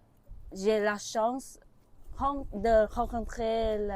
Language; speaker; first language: French; non-native, learner; Vietnamese